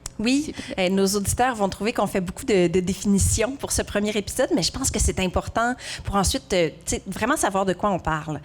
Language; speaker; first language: French; native; French